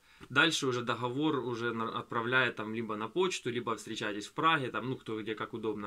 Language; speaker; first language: Russian; native; Russian